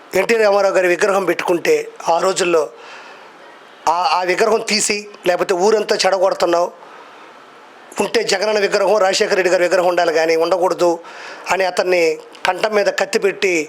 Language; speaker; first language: Telugu; native; Telugu